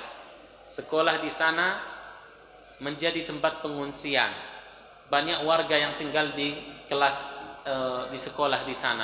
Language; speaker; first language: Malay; non-native, fluent; Arabic